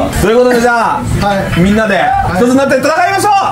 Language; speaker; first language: Japanese; native; Japanese